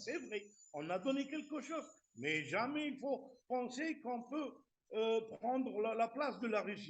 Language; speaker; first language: French; non-native, local second language; Arabic